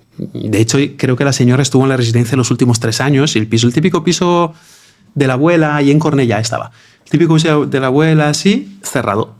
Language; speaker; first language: Spanish; non-native, fluent; Italian